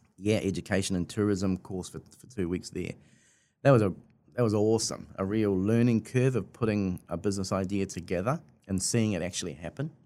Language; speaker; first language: English; native; English